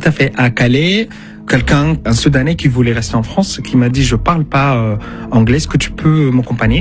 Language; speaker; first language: French; non-native, fluent; Arabic